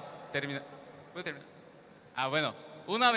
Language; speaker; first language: Spanish; non-native, learner; Korean